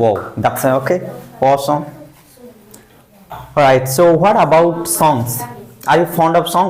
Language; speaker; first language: English; non-native, fluent; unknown